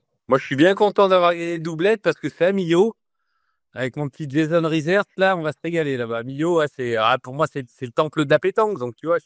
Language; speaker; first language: French; native; French